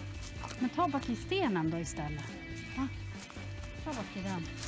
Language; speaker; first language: Swedish; native; Swedish